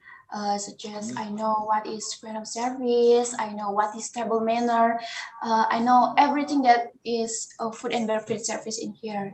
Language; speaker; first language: English; non-native, learner; Indonesian